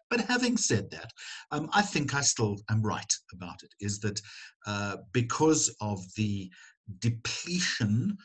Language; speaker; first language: English; native; English